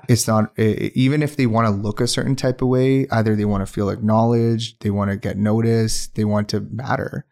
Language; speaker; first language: English; non-native, local second language; Urdu